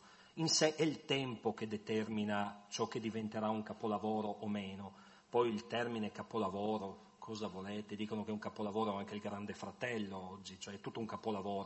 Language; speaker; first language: Italian; native; Italian